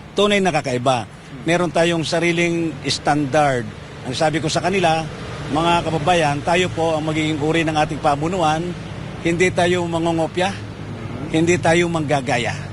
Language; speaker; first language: Filipino; native; Filipino